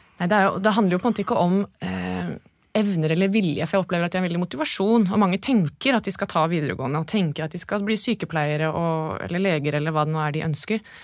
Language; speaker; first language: Norwegian; native; Norwegian